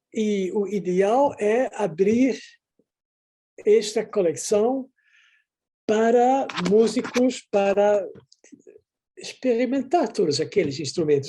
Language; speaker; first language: Portuguese; non-native, fluent; Dutch